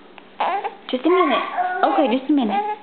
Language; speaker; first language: English; native; English